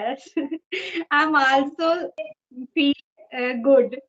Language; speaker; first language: English; non-native, fluent; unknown